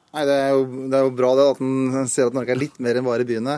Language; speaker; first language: Norwegian; native; Norwegian